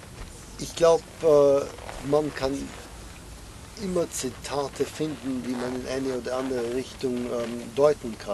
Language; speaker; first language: German; non-native, fluent; English